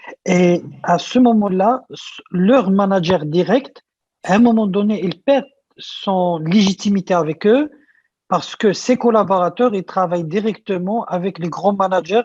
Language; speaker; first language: French; non-native, local second language; Arabic